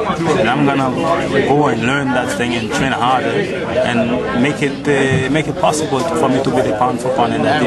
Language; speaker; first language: English; non-native, fluent; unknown